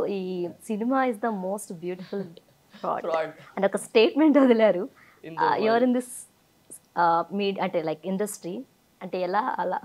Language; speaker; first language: Telugu; native; Telugu